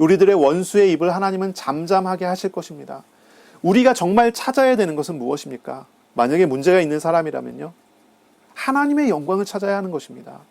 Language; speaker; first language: Korean; native; Korean